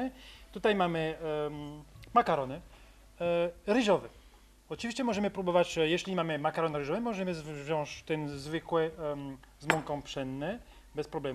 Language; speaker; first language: Polish; non-native, learner; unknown